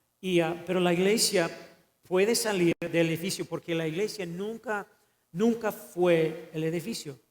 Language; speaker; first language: Spanish; non-native, fluent; English